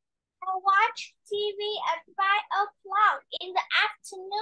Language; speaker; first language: English; non-native, learner; Vietnamese